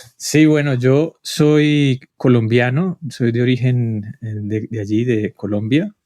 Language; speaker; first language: Spanish; native; Spanish